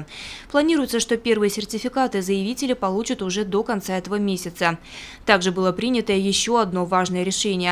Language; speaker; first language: Russian; native; Russian